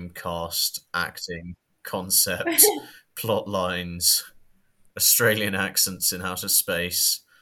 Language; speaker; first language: English; native; English